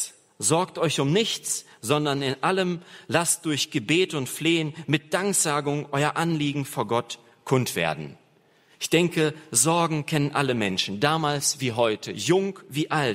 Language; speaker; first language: German; native; German